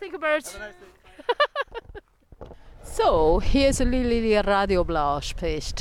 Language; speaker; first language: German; non-native, learner; Chinese